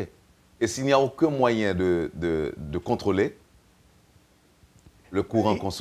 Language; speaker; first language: French; native; French